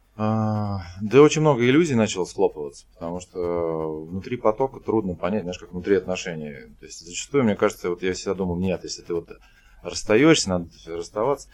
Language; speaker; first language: Russian; native; Russian